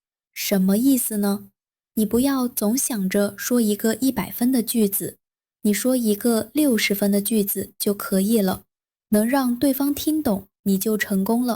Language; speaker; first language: Chinese; non-native, fluent; Vietnamese